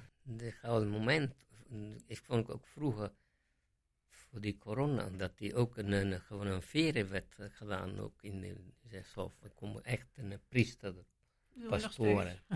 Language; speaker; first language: Dutch; non-native, fluent; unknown